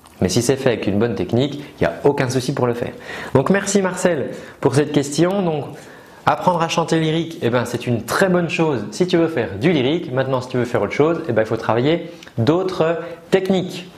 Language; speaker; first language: French; native; French